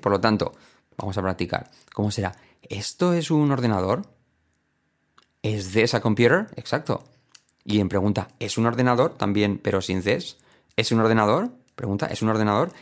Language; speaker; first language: Spanish; native; Spanish